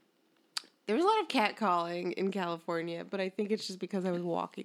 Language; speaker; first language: English; native; English